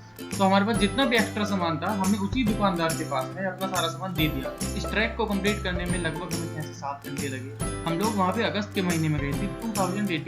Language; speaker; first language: Hindi; native; Hindi